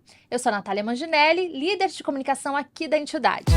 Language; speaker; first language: Portuguese; native; Portuguese